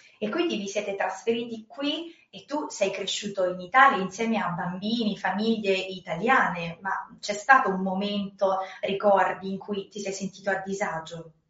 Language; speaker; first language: Italian; native; Italian